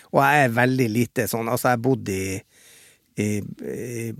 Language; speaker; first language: Norwegian; native; Norwegian